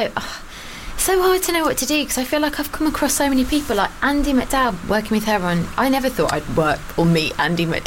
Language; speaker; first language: English; native; English